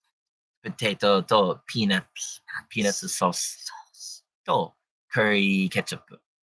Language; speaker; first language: Japanese; non-native, learner; English